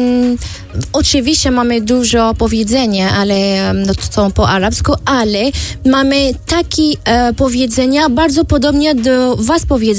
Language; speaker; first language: Polish; non-native, learner; Arabic